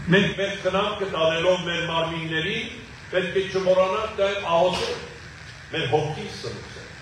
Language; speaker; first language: Armenian; native; Armenian